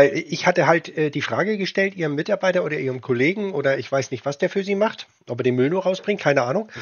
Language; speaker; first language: German; native; German